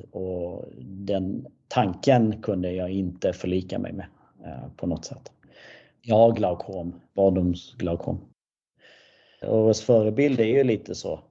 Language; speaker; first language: Swedish; native; Swedish